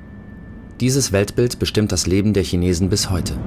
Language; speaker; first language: German; native; German